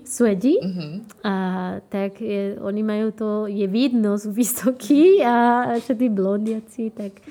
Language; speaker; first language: Slovak; non-native, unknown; Spanish